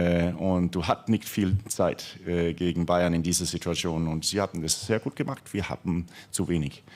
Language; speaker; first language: German; non-native, fluent; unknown